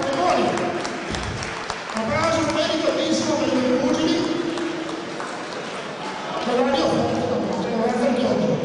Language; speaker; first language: Italian; native; Italian